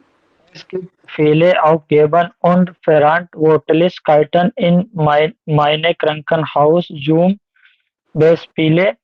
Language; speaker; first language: German; non-native, learner; Hindi